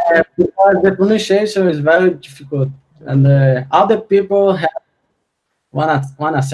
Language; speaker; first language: English; non-native, learner; Portuguese